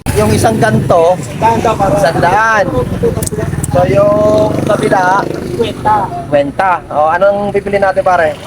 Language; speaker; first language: Filipino; native; Filipino